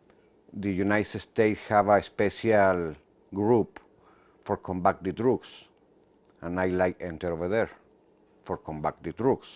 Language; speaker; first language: English; non-native, learner; Spanish